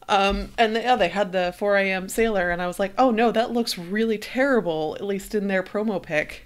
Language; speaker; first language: English; native; English